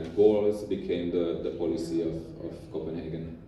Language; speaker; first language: English; non-native, fluent; Hungarian